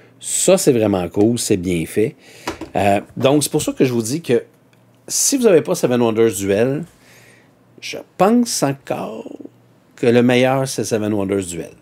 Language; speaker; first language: French; native; French